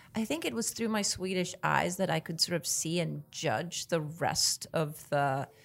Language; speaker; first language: English; non-native, fluent; Swedish